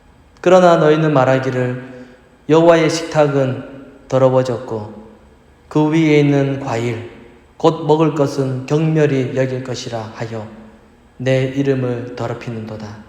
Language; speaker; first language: Korean; native; Korean